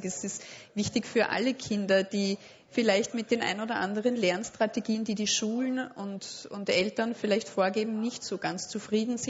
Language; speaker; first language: German; native; German